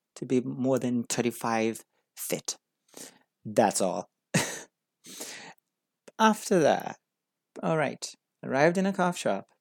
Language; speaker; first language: English; non-native, learner; Portuguese